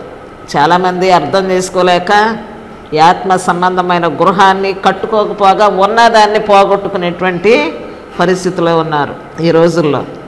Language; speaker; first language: Telugu; native; Telugu